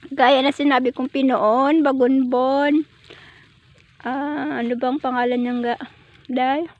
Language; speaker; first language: Filipino; non-native, local second language; Cebuano